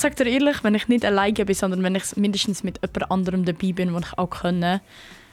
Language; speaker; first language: German; native; German